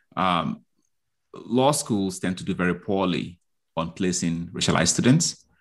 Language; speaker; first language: English; non-native, local second language; Igbo